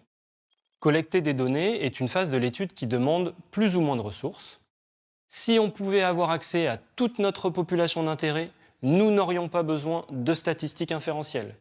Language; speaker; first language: French; native; French